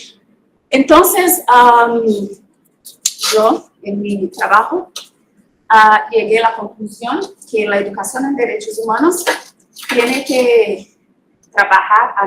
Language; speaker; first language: Spanish; non-native, fluent; Portuguese